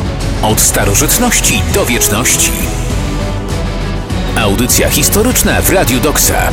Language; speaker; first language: Polish; native; Polish